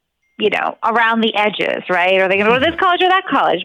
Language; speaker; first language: English; native; English